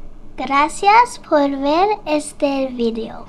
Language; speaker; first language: Spanish; non-native, learner; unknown